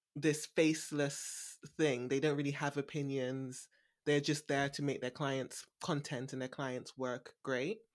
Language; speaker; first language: English; native; English